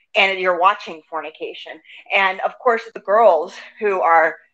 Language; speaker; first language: English; native; English